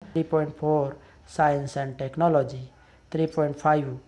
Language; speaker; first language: English; non-native, local second language; Marathi